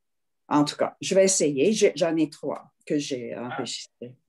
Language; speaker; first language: French; non-native, fluent; English